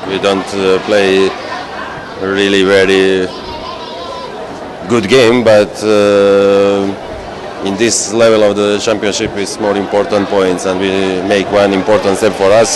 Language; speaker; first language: English; non-native, fluent; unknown